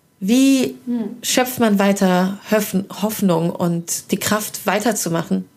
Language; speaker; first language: German; early bilingual, other home language; Persian